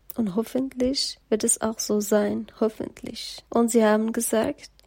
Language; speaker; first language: German; non-native, fluent; Persian